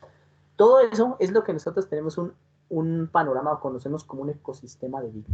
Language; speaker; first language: Spanish; native; Spanish